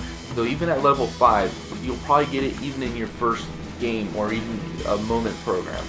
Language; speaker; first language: English; native; English